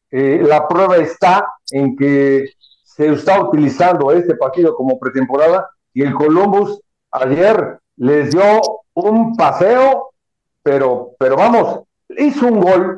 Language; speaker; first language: Spanish; native; Spanish